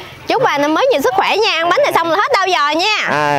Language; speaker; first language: Vietnamese; native; Vietnamese